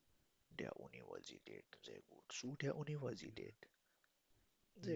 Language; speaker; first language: German; non-native, fluent; Urdu